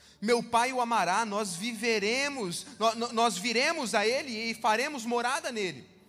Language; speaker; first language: Portuguese; native; Portuguese